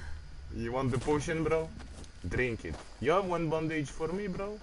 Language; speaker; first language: English; non-native, learner; French